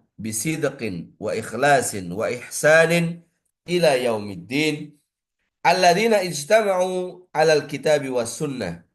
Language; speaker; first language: Arabic; non-native, fluent; Indonesian